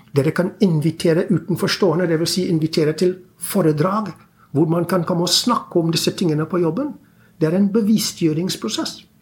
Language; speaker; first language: Norwegian; non-native, fluent; English